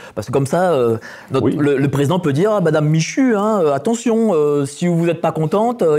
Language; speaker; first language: French; non-native, fluent; Polish